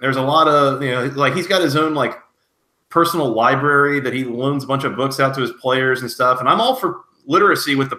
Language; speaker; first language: English; native; English